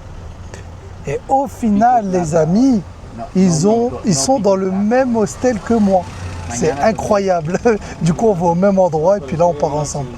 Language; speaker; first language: French; native; French